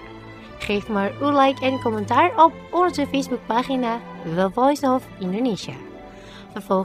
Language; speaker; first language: Dutch; non-native, fluent; Indonesian